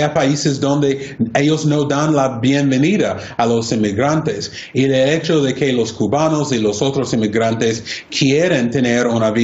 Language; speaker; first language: Spanish; non-native, fluent; English